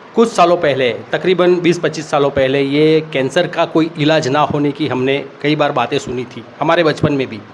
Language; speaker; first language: Hindi; non-native, local second language; Gujarati